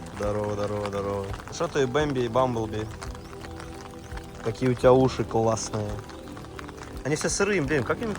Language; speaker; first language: Russian; native; Russian